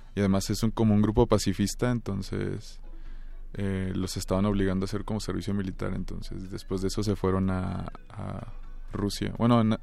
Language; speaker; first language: Spanish; native; Spanish